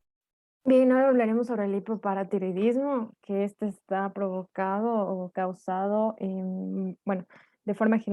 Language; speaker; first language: Spanish; native; Spanish